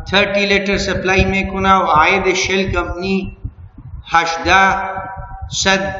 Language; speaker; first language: Persian; non-native, local second language; Pashto